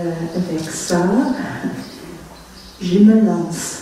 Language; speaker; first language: French; non-native, fluent; Vietnamese